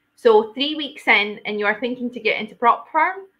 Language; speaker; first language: English; non-native, fluent; Latvian